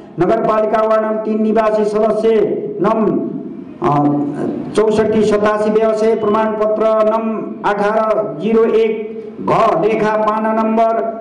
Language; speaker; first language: Nepali; native; Nepali